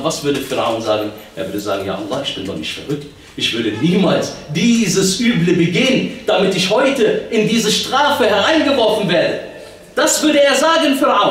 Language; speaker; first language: German; early bilingual, other home language; Arabic